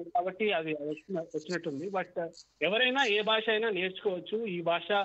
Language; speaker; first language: Telugu; non-native, local second language; Tamil